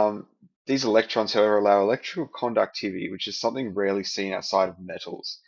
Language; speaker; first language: English; native; English